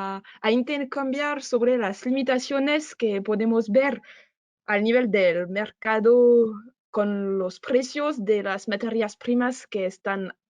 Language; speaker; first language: Spanish; non-native, fluent; French